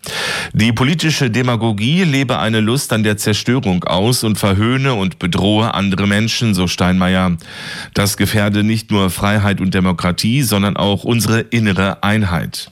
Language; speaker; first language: German; native; German